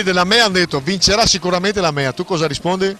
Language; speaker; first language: Italian; native; Italian